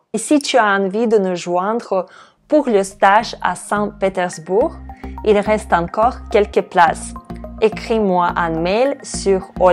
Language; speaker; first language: French; non-native, fluent; Russian